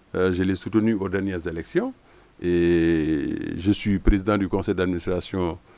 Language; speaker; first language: French; non-native, local second language; Wolof